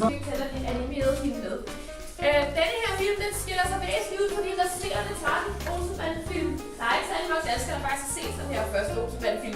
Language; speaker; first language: Danish; native; Danish